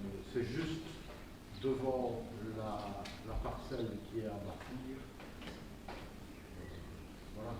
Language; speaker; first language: French; native; French